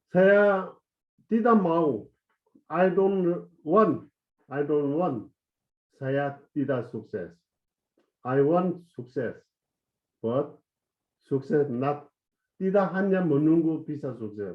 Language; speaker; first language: Indonesian; non-native, fluent; Korean